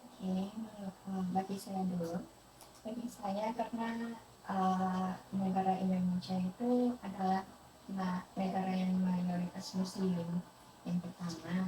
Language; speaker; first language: Indonesian; non-native, fluent; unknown